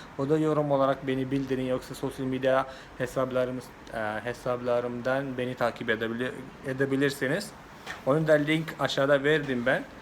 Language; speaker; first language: Turkish; non-native, fluent; Malayalam